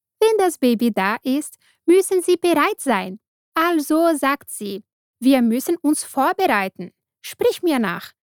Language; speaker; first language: German; non-native, fluent; Portuguese